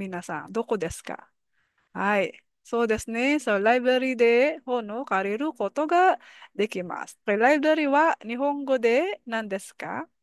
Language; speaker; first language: Japanese; non-native, fluent; Filipino